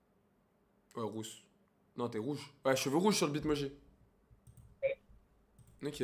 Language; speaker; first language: French; native; French